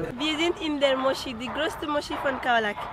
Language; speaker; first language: German; non-native, learner; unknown